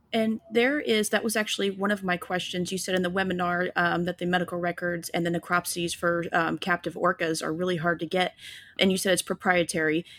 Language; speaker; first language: English; native; English